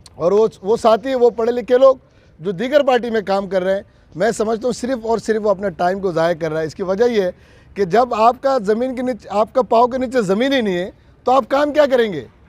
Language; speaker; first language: Urdu; non-native, local second language; Bangla